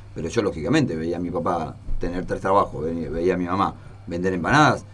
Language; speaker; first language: Spanish; native; Spanish